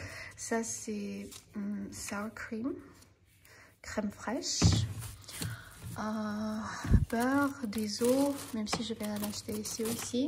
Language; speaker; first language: French; non-native, fluent; Armenian